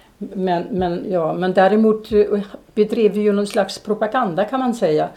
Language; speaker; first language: Swedish; non-native, fluent; German